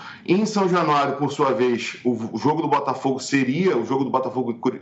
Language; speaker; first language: Portuguese; native; Portuguese